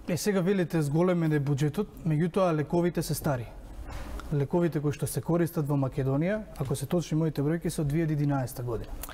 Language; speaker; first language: Macedonian; native; Macedonian